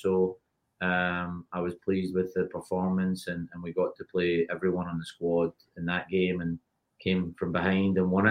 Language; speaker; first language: English; native; English